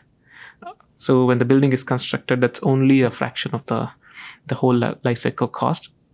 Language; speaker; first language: English; non-native, local second language; Tamil